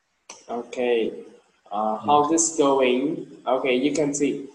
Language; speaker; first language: English; non-native, learner; Vietnamese